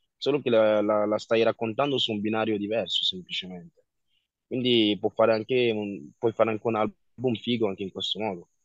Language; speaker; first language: Italian; early bilingual, other home language; French